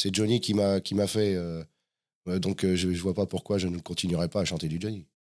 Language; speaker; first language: French; native; French